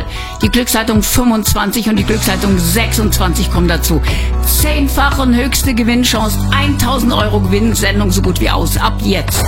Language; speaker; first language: German; native; German